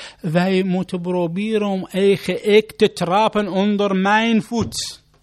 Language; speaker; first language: Dutch; non-native, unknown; Arabic